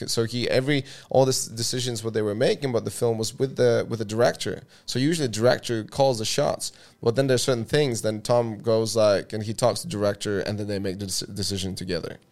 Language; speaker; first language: English; non-native, fluent; Russian